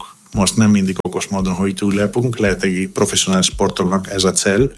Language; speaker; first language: Hungarian; non-native, fluent; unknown